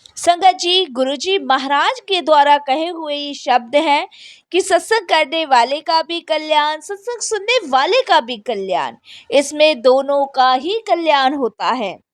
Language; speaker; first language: Hindi; native; Hindi